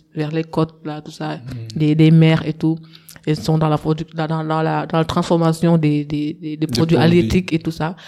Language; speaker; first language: French; non-native, local second language; Wolof